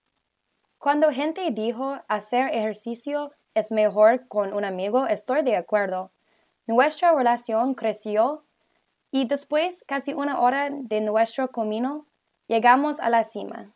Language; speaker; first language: Spanish; non-native, learner; English